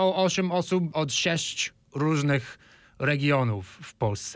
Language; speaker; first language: Polish; non-native, fluent; English